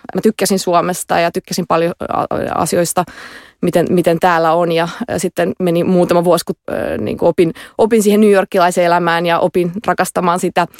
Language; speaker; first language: Finnish; non-native, local second language; Russian